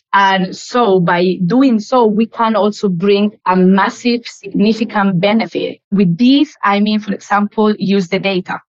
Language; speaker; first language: English; non-native, fluent; Spanish